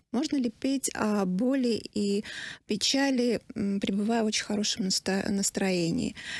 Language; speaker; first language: Russian; non-native, local second language; Armenian